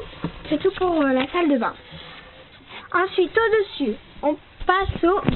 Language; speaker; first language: French; native; French